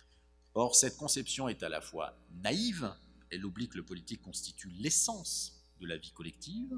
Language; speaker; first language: French; native; French